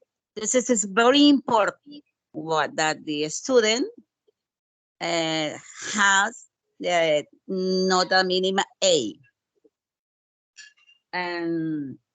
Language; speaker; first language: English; non-native, learner; Spanish